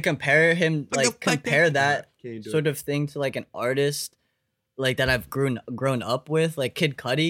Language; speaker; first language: English; native; English